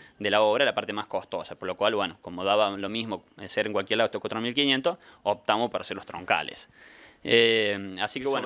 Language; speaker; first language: Spanish; native; Spanish